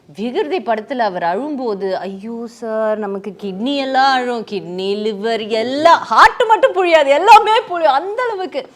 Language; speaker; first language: Tamil; native; Tamil